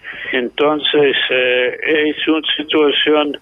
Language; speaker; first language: Spanish; non-native, fluent; English